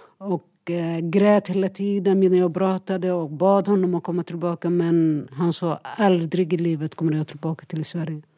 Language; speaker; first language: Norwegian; non-native, learner; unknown